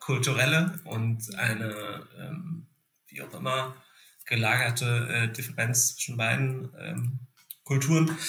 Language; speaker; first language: German; native; German